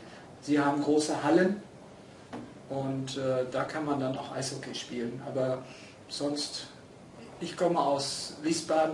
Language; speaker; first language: German; non-native, fluent; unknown